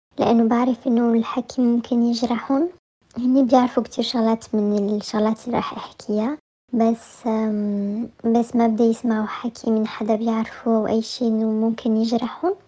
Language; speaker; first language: Arabic; early bilingual, heritage; French